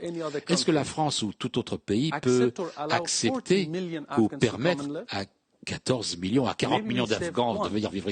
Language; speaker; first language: French; non-native, fluent; Persian